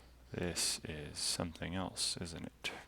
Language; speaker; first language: English; native; English